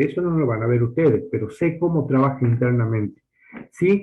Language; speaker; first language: Spanish; native; Spanish